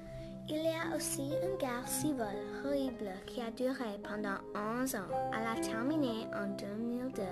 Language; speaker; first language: French; non-native, local second language; English